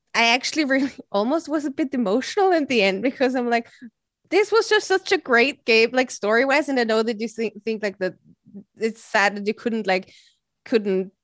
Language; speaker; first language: English; non-native, fluent; German